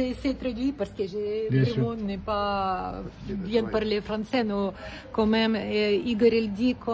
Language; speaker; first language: French; non-native, learner; Ukrainian